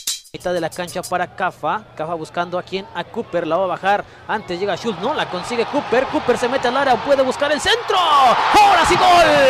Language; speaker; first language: Spanish; native; Spanish